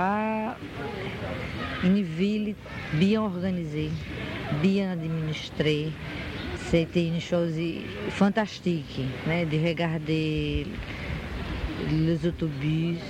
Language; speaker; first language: French; non-native, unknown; Portuguese